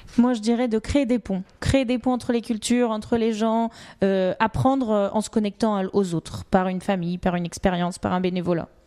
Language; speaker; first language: French; native; French